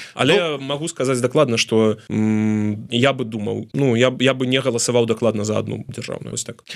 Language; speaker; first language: Belarusian; non-native, local second language; Russian